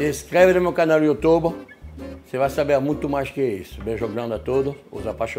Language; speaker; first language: Portuguese; non-native, fluent; French